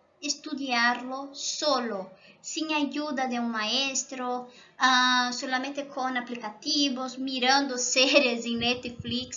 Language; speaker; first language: Spanish; non-native, local second language; Portuguese